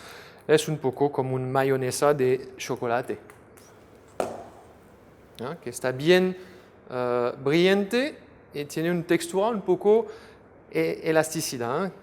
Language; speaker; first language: Spanish; non-native, fluent; French